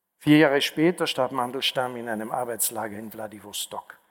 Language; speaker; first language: German; native; German